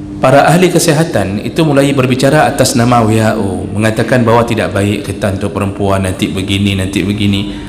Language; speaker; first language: Malay; non-native, local second language; Achinese